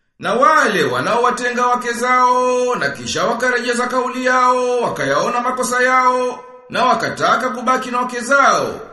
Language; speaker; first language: Swahili; native; Swahili